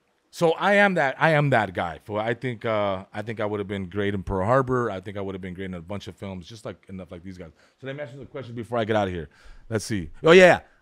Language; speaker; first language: English; early bilingual, other home language; Spanish